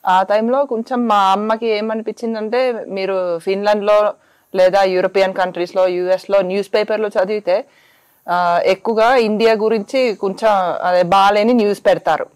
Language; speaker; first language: Telugu; non-native, fluent; Finnish